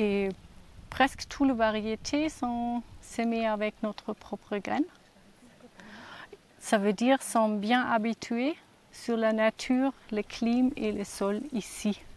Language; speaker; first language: French; non-native, learner; German